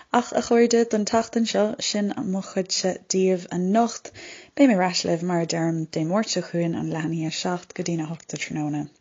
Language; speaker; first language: Irish; non-native, local second language; English